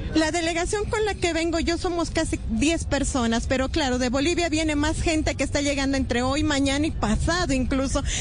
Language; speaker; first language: Spanish; native; Spanish